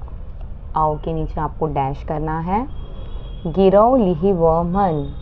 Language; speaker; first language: Hindi; non-native, local second language; Marathi